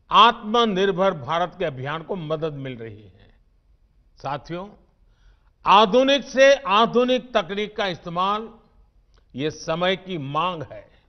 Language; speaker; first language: Hindi; non-native, local second language; Gujarati